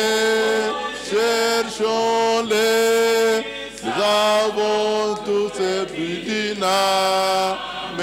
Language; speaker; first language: French; non-native, local second language; Lingala